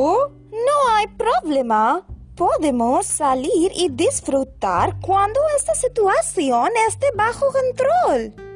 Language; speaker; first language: Spanish; non-native, learner; Hindi